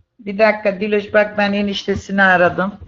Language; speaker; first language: Turkish; native; Turkish